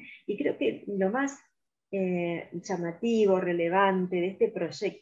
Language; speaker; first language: Spanish; native; Spanish